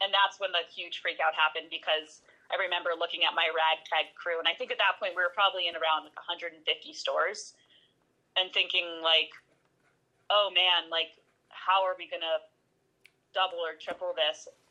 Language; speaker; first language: English; native; English